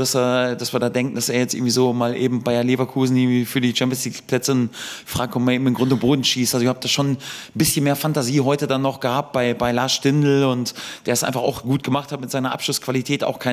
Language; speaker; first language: German; native; German